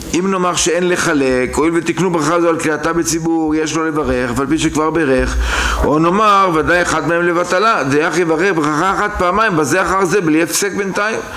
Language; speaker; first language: Hebrew; native; Hebrew